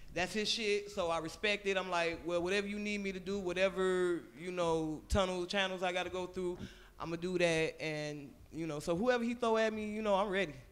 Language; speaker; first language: English; native; English